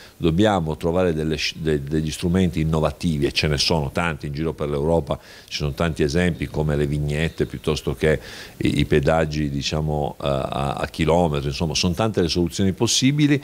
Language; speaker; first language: Italian; native; Italian